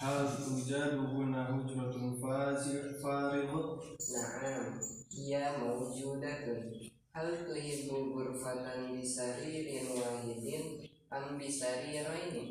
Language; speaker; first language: Arabic; non-native, learner; Indonesian